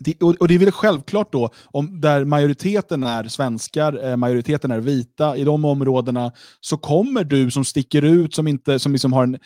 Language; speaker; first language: Swedish; native; Swedish